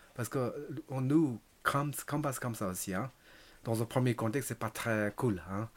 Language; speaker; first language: French; non-native, learner; Tibetan